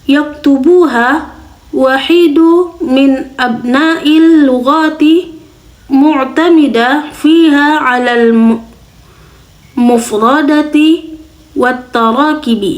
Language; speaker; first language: Arabic; non-native, learner; Indonesian